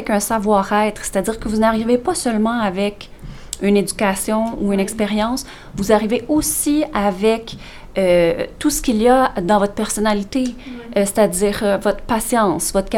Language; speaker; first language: French; native; French